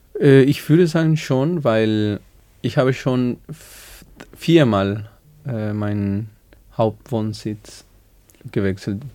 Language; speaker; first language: German; non-native, learner; Spanish